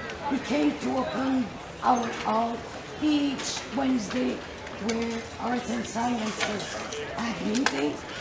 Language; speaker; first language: English; non-native, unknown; French